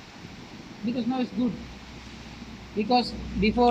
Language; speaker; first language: English; non-native, learner; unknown